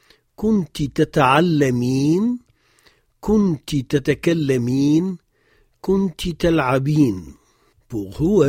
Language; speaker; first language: Arabic; non-native, fluent; French